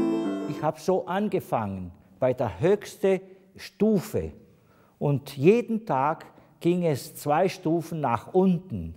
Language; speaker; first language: German; non-native, fluent; Italian